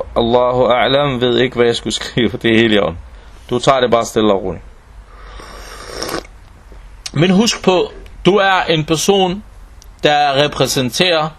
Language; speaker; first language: Danish; non-native, local second language; Arabic